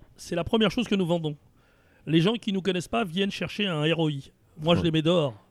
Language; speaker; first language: French; native; French